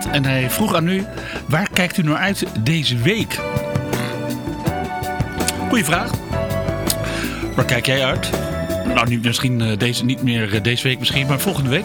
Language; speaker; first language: Dutch; native; Dutch